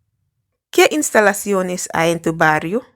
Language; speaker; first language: Spanish; non-native, fluent; English